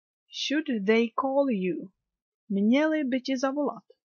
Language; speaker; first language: English; non-native, fluent; Czech